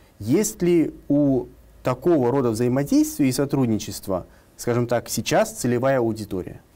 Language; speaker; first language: Russian; non-native, local second language; Tatar